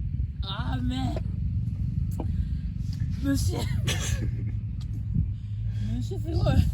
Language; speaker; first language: Japanese; native; Japanese